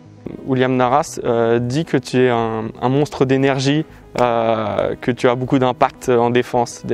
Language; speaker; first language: French; native; French